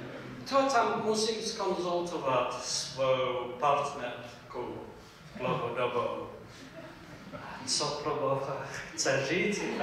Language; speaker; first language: Czech; non-native, fluent; English